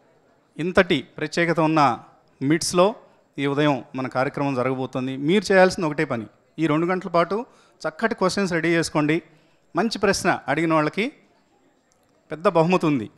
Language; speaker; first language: Telugu; native; Telugu